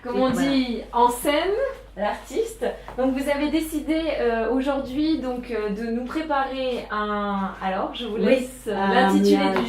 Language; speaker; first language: French; native; French